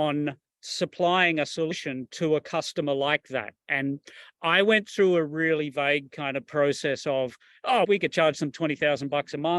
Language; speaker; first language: English; native; English